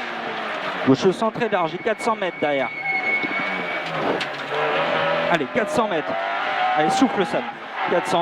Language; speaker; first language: French; native; French